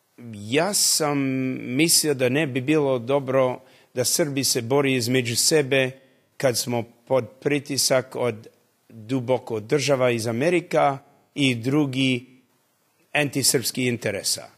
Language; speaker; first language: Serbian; early bilingual, heritage; English